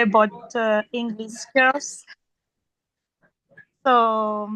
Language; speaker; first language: English; non-native, learner; Malagasy